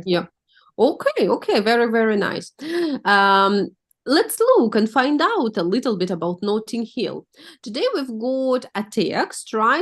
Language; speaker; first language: English; non-native, fluent; Russian